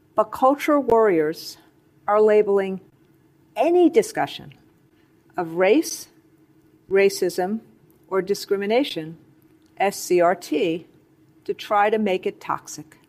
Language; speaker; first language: English; non-native, fluent; Chinese